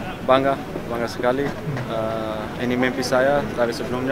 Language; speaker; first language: Indonesian; non-native, fluent; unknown